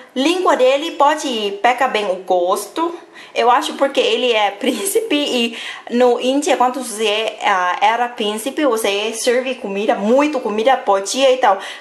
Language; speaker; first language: Portuguese; non-native, fluent; Thai